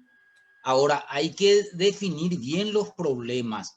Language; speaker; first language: Spanish; native; Spanish